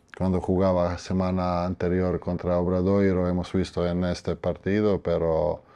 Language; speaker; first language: Spanish; non-native, fluent; Croatian